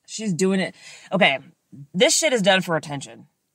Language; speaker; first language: English; native; English